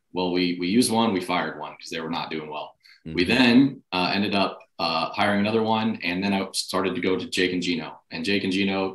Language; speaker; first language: English; native; English